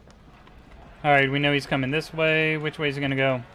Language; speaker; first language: English; native; English